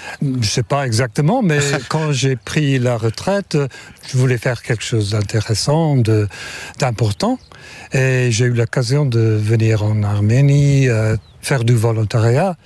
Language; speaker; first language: French; non-native, fluent; English